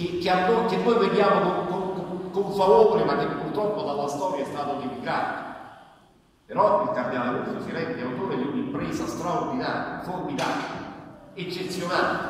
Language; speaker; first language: Italian; native; Italian